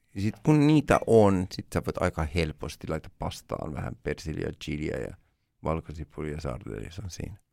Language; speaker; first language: Finnish; early bilingual, other home language; Persian